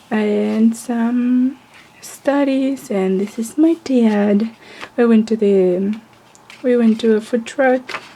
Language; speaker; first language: English; non-native, fluent; Spanish